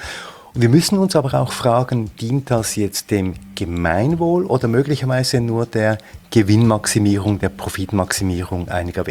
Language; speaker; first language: German; native; German